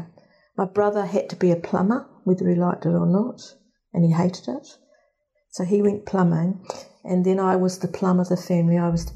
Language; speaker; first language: English; native; English